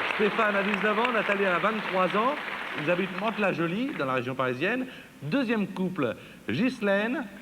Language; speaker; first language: French; native; French